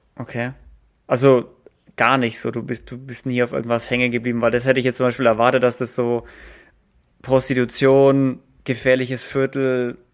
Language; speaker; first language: German; native; German